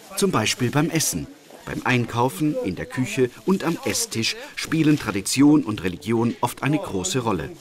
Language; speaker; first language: German; native; German